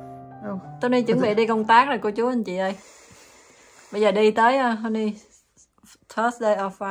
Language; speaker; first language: Vietnamese; native; Vietnamese